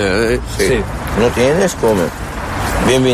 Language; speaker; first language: Spanish; non-native, learner; Arabic